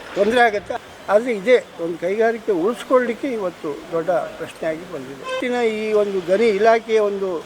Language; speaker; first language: Kannada; native; Kannada